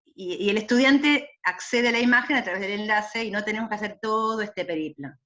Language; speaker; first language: Spanish; native; Spanish